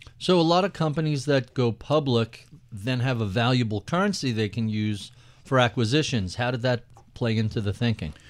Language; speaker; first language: English; native; English